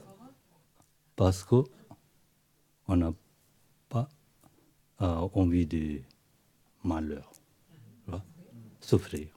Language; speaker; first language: French; non-native, learner; Tibetan